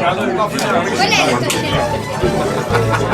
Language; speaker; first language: Italian; native; Italian